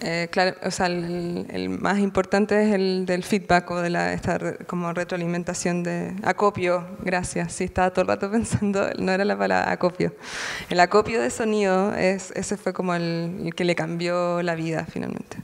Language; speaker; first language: Spanish; native; Spanish